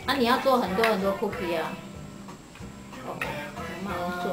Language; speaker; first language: Chinese; early bilingual, heritage; Chinese